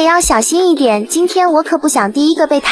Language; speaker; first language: Chinese; native; Chinese